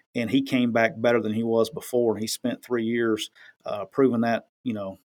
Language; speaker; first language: English; native; English